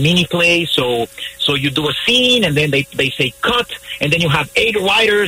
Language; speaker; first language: English; non-native, fluent; Spanish